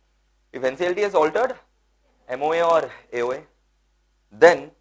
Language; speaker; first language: English; non-native, local second language; Hindi